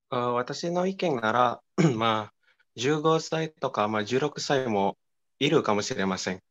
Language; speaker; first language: Japanese; non-native, fluent; Indonesian